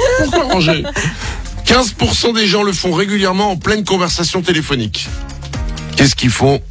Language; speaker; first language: French; native; French